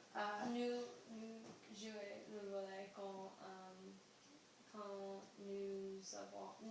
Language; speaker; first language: French; non-native, learner; English